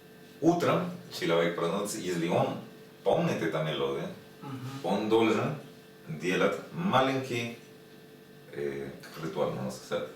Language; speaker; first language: Russian; non-native, learner; Spanish